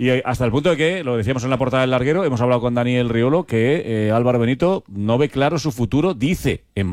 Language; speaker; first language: Spanish; native; Spanish